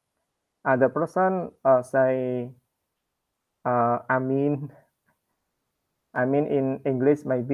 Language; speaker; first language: English; non-native, learner; Indonesian